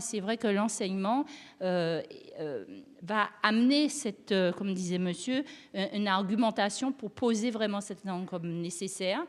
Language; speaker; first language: French; native; French